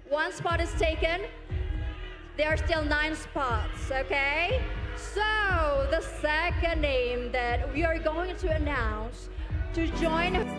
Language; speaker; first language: English; non-native, fluent; Indonesian